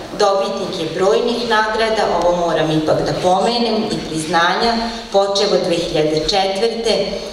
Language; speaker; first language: Serbian; native; Serbian